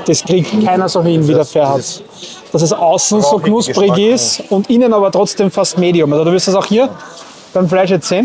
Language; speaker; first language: German; native; German